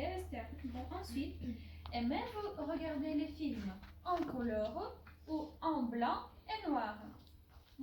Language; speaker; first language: French; non-native, fluent; Ukrainian